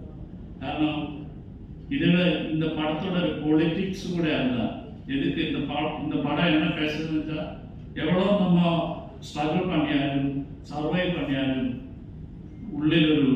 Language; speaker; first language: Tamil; non-native, learner; Malayalam